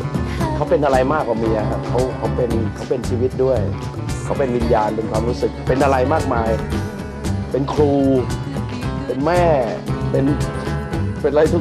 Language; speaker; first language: Thai; native; Thai